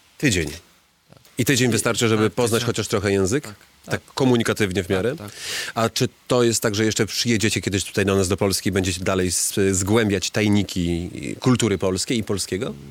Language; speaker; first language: Polish; native; Polish